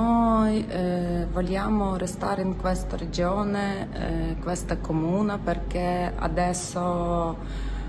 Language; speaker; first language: Italian; non-native, learner; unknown